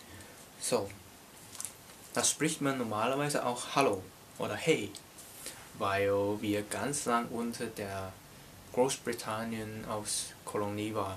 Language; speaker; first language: German; non-native, learner; Cantonese